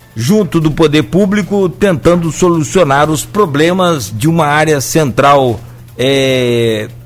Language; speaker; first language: Portuguese; native; Portuguese